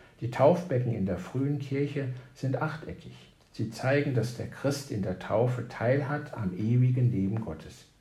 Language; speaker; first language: German; native; German